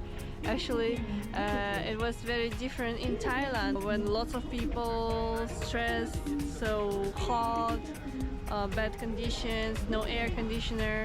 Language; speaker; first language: English; non-native, fluent; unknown